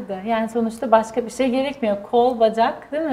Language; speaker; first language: Turkish; native; Turkish